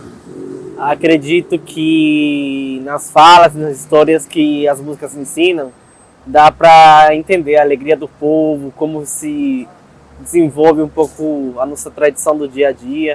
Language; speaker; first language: Portuguese; non-native, fluent; Spanish